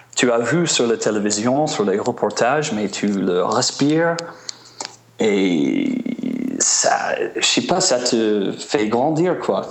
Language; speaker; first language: French; non-native, fluent; English